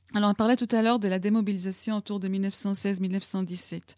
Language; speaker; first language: French; non-native, fluent; Hebrew